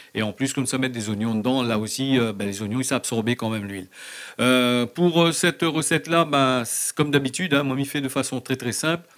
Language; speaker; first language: French; native; French